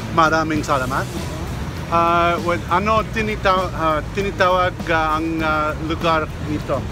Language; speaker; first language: Filipino; non-native, learner; English